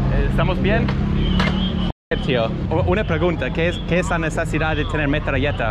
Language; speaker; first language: Spanish; non-native, fluent; English